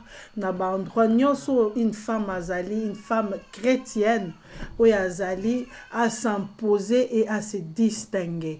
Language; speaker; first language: French; non-native, local second language; Lingala